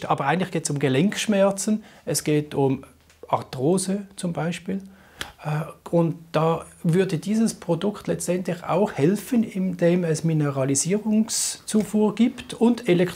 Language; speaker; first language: German; native; German